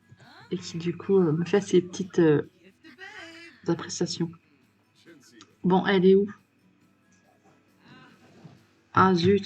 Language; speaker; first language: French; native; French